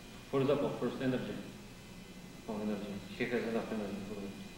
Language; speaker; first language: English; non-native, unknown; Russian